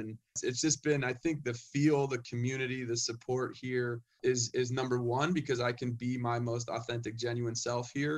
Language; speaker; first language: English; native; English